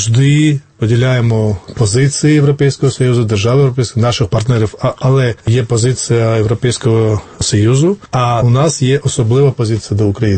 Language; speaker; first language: Ukrainian; non-native, fluent; Georgian